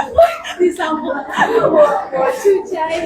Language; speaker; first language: Chinese; non-native, learner; Indonesian